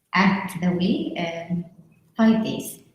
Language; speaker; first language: English; non-native, learner; Arabic